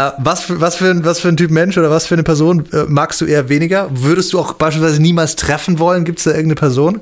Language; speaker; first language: German; native; German